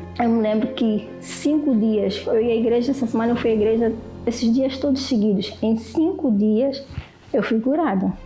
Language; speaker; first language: Portuguese; native; Portuguese